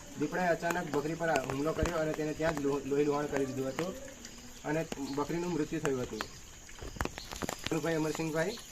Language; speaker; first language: Gujarati; non-native, local second language; Rathawi